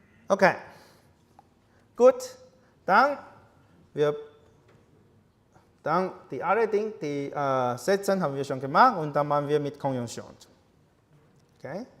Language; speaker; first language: German; non-native, learner; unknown